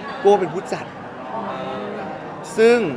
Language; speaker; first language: Thai; native; Thai